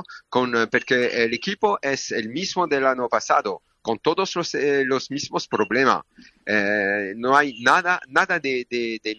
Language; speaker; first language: Spanish; non-native, learner; French